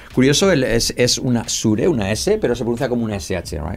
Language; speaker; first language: Spanish; native; Spanish